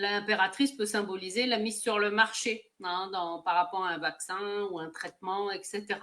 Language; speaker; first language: French; native; French